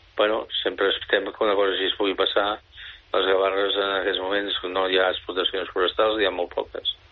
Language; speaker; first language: Catalan; native; Catalan